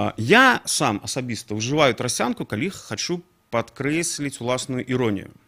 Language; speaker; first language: Belarusian; non-native, local second language; Russian